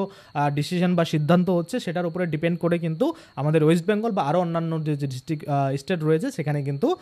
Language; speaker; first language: Bangla; native; Bangla